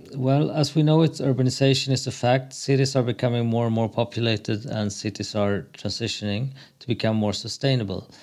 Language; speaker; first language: English; non-native, fluent; Swedish